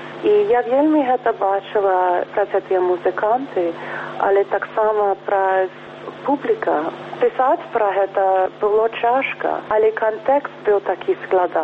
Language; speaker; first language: Belarusian; early bilingual, heritage; English